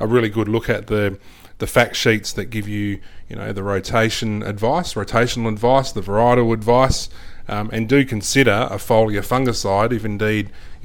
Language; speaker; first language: English; native; English